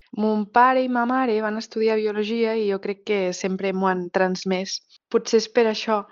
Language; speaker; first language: Catalan; native; Catalan